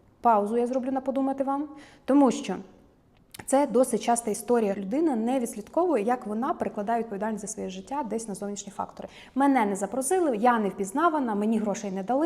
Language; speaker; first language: Ukrainian; native; Ukrainian